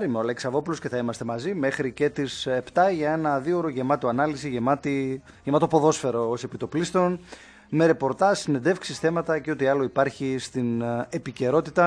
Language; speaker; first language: Greek; native; Greek